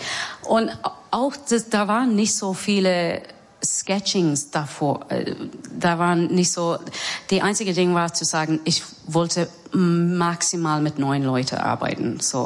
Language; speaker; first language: German; non-native, learner; English